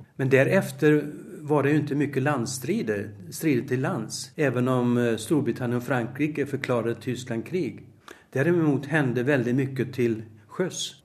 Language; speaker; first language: Swedish; native; Swedish